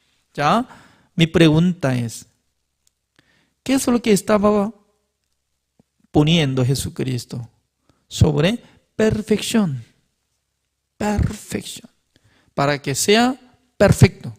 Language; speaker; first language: Spanish; non-native, learner; Korean